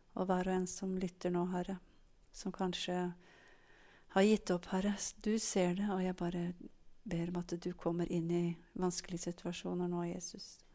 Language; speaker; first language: Norwegian; native; Norwegian